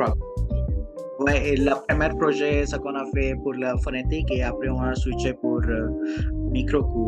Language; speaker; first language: French; non-native, local second language; Hindi